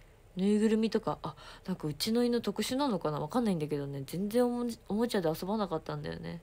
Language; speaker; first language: Japanese; native; Japanese